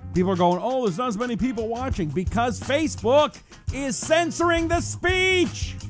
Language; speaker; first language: English; native; English